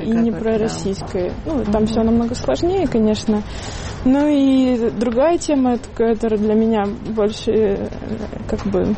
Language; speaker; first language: Russian; native; Russian